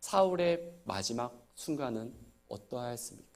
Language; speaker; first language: Korean; native; Korean